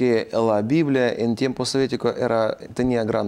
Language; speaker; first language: Spanish; non-native, fluent; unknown